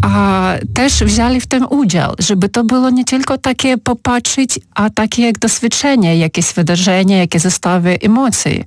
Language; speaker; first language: Polish; non-native, fluent; Ukrainian